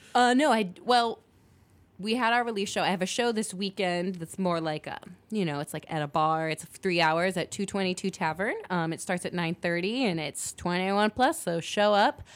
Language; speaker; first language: English; native; English